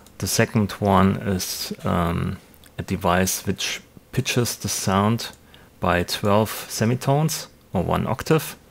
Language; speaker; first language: English; non-native, fluent; German